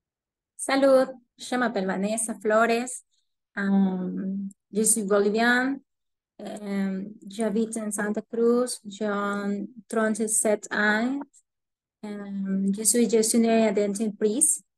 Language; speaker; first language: French; non-native, learner; Spanish